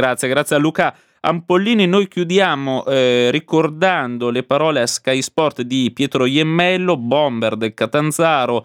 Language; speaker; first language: Italian; native; Italian